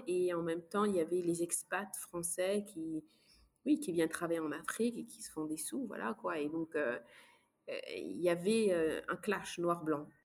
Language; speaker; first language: French; native; French